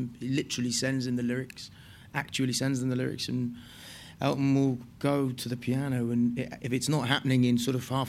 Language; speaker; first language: English; native; English